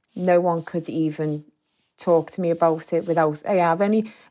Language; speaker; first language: English; native; English